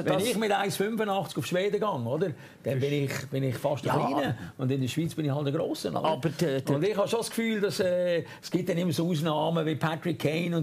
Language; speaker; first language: German; native; German